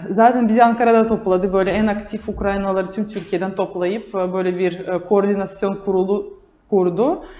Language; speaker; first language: Turkish; non-native, fluent; Russian